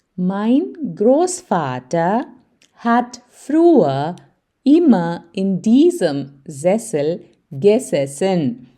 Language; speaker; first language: German; non-native, fluent; Malayalam